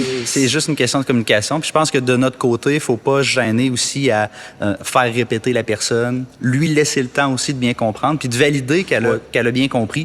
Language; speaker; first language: French; native; French